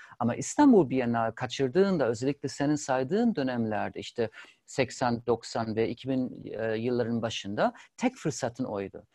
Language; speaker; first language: Turkish; non-native, fluent; German